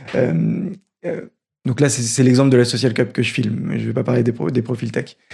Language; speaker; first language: French; native; French